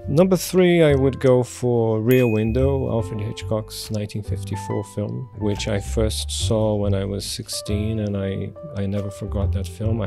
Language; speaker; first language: English; non-native, fluent; Portuguese